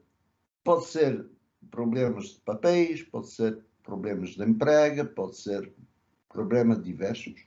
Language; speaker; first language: Portuguese; early bilingual, other home language; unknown